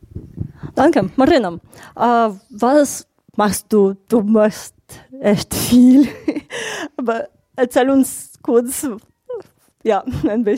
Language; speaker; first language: German; non-native, fluent; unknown